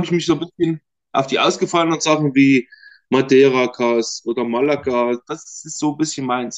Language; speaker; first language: German; native; German